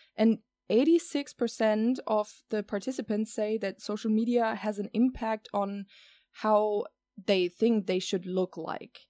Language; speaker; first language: English; non-native, fluent; German